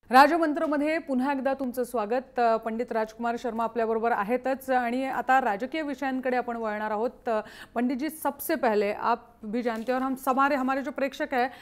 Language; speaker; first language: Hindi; non-native, local second language; Marathi